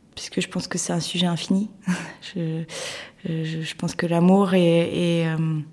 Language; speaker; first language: French; early bilingual, other home language; Russian